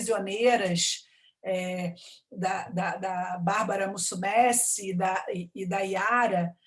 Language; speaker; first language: Portuguese; native; Portuguese